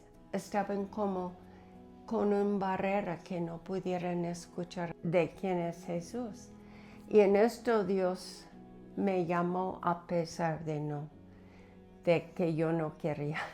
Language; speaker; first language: Spanish; non-native, fluent; English